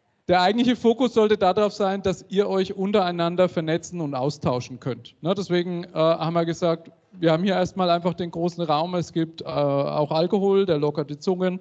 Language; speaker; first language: German; native; German